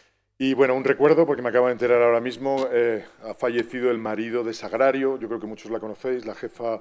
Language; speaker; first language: Spanish; native; Spanish